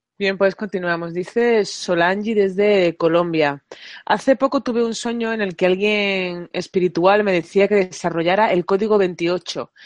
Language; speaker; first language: Spanish; native; Spanish